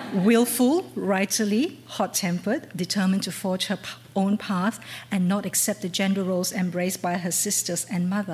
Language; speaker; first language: English; non-native, local second language; Cantonese